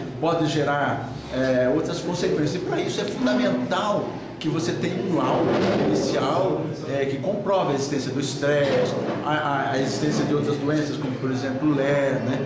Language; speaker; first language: Portuguese; native; Portuguese